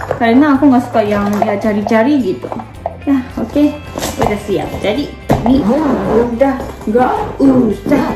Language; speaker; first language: Indonesian; non-native, learner; Japanese